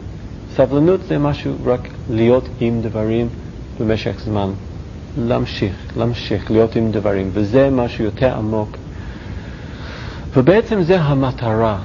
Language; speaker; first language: Hebrew; non-native, learner; English